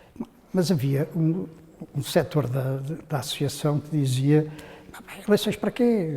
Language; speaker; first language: Portuguese; native; Portuguese